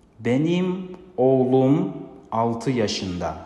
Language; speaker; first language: Turkish; non-native, fluent; Kazakh